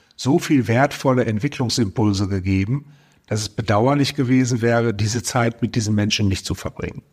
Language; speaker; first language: German; native; German